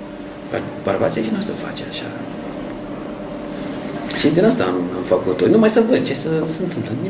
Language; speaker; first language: Romanian; non-native, learner; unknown